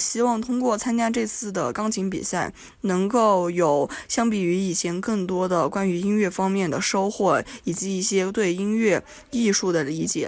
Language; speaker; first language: Chinese; native; Chinese